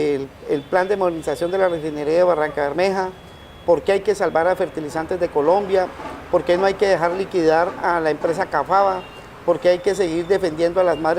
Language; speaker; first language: Spanish; native; Spanish